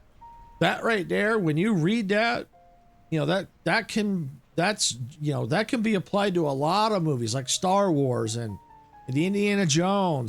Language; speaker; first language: English; native; English